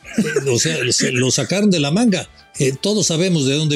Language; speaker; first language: Spanish; native; Spanish